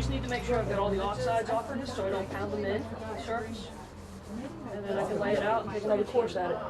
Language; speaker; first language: English; native; English